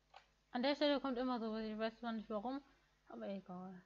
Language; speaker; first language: German; native; German